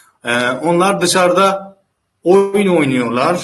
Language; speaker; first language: Turkish; non-native, fluent; Uzbek